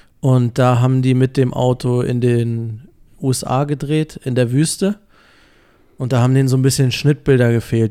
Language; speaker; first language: German; native; German